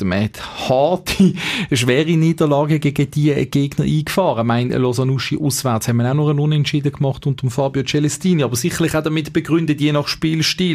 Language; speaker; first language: German; native; German